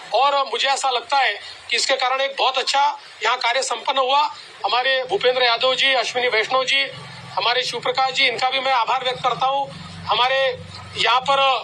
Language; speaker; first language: Hindi; non-native, local second language; Marathi